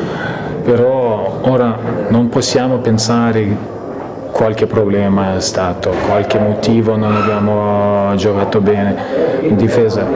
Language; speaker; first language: Italian; non-native, fluent; Lithuanian